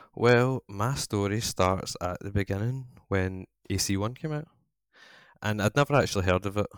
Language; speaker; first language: English; native; English